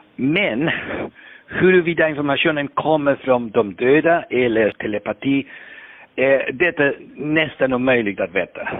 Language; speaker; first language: Swedish; non-native, fluent; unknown